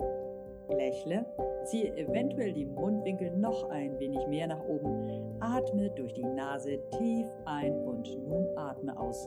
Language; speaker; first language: German; native; German